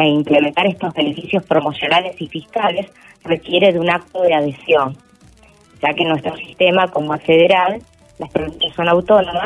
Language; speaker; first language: Spanish; native; Spanish